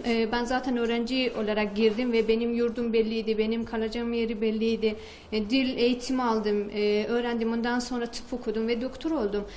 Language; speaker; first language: Turkish; non-native, fluent; Persian